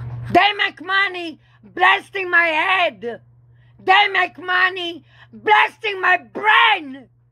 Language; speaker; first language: English; non-native, fluent; Hebrew